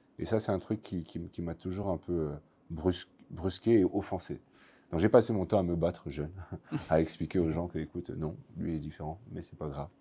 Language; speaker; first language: French; native; French